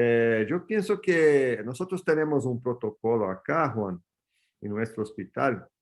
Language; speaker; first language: Spanish; non-native, fluent; Portuguese